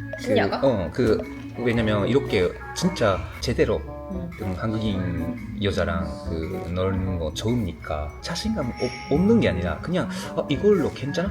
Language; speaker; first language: Korean; non-native, learner; Japanese